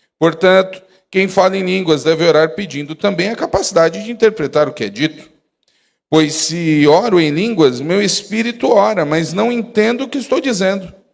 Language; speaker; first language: Portuguese; native; Portuguese